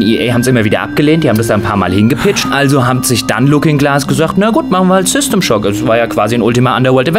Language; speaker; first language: German; native; German